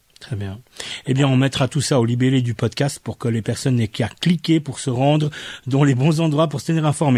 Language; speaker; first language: French; native; French